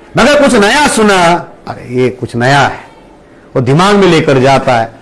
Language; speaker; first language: Hindi; non-native, local second language; Marathi